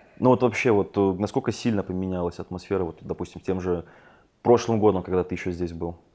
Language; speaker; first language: Russian; native; Russian